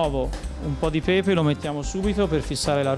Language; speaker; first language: Italian; native; Italian